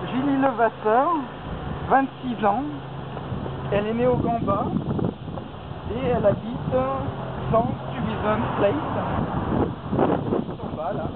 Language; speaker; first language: French; native; French